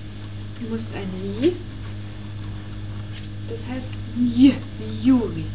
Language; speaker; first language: German; native; German